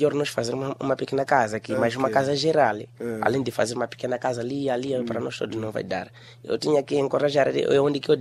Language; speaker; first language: Portuguese; non-native, local second language; Shona